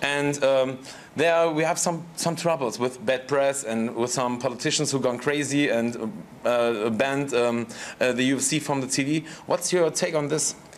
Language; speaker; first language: English; non-native, fluent; German